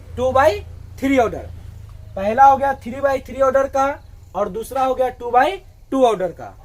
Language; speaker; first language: Hindi; native; Hindi